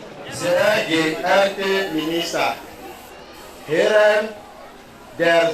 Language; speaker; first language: German; non-native, learner; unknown